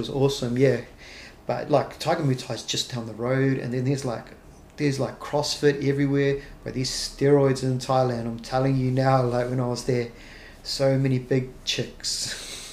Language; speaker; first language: English; native; English